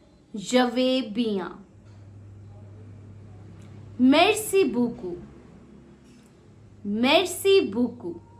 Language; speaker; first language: French; non-native, fluent; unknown